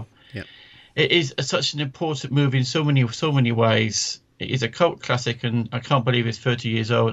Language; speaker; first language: English; native; English